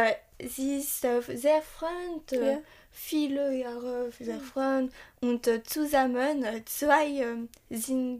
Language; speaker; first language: German; non-native, learner; French